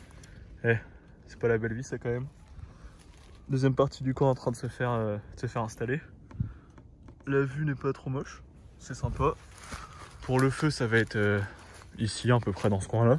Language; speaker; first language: French; native; French